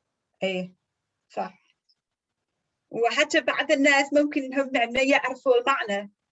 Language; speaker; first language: Arabic; non-native, fluent; English